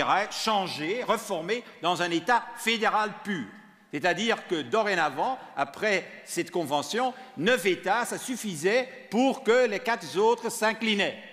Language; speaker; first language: French; non-native, local second language; Dutch